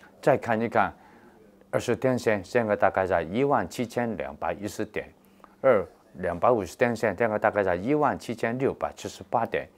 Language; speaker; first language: Chinese; non-native, local second language; Cantonese